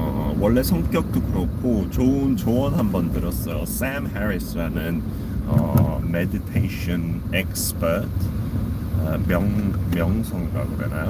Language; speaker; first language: Korean; non-native, fluent; English